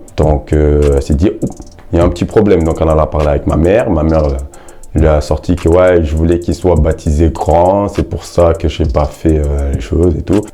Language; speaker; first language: French; early bilingual, other home language; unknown